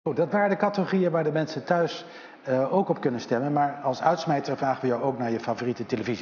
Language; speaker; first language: Dutch; native; Dutch